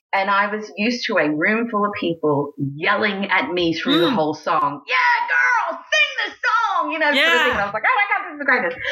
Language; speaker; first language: English; native; English